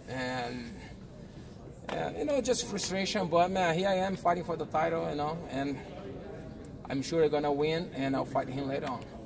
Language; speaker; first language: English; non-native, fluent; Portuguese